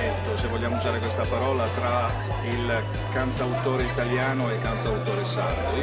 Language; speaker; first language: Italian; native; Italian